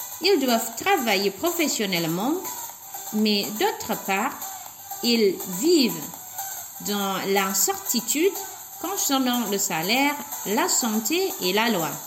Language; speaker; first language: French; non-native, fluent; Indonesian